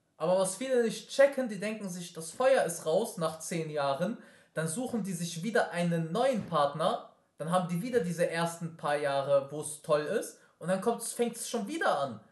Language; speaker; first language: German; early bilingual, other home language; Arabic